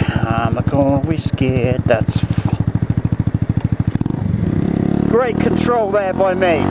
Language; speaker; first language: English; native; English